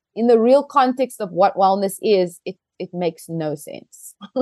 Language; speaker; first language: English; native; English